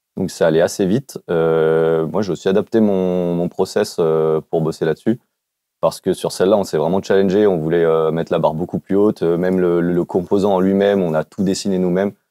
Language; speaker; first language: French; native; French